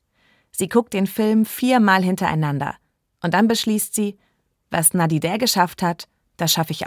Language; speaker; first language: German; native; German